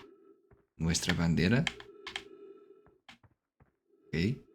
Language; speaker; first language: Spanish; non-native, learner; English